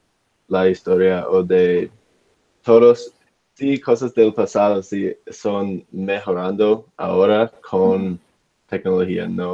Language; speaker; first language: Spanish; non-native, learner; English